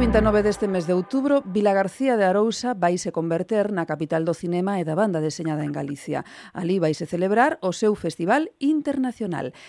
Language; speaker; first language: Galician; non-native, local second language; Spanish